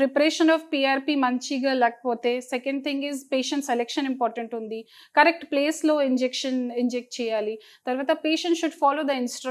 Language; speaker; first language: Telugu; non-native, fluent; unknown